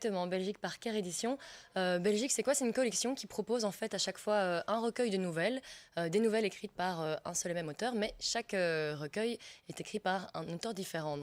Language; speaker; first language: French; native; French